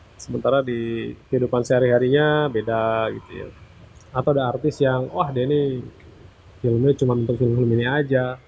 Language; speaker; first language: Indonesian; native; Indonesian